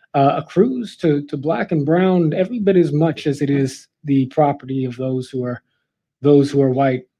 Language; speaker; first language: English; native; English